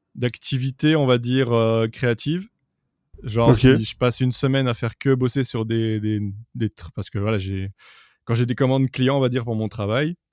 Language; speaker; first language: French; native; French